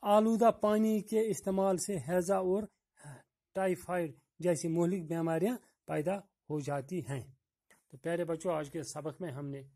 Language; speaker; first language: Urdu; non-native, local second language; Kashmiri